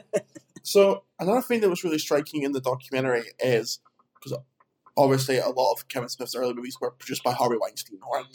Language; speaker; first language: English; native; English